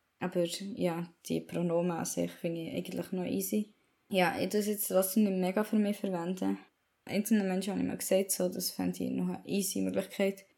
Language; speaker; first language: German; native; German